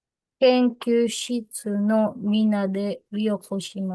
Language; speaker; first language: Japanese; non-native, learner; Filipino